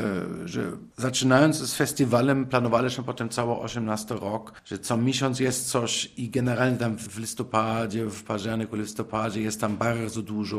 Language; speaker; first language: Polish; non-native, fluent; German